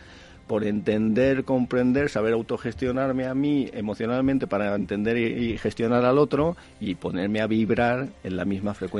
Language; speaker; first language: Spanish; native; Spanish